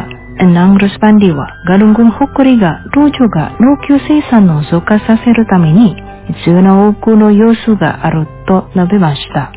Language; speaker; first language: Japanese; non-native, fluent; Indonesian